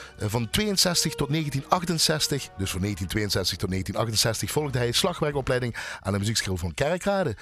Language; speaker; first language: Dutch; native; Dutch